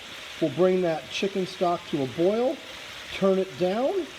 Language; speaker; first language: English; native; English